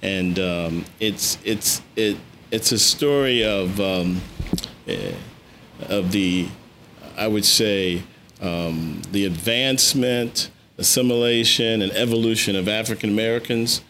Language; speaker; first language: English; native; English